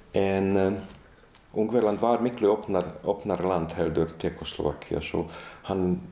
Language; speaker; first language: Icelandic; non-native, fluent; Hungarian